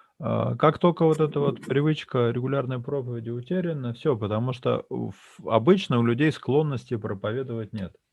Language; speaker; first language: Russian; native; Russian